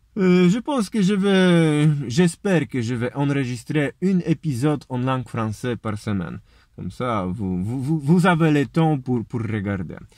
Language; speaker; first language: French; non-native, learner; Polish